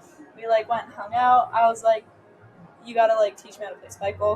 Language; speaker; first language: English; native; English